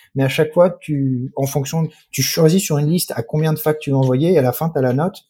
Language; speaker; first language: French; native; French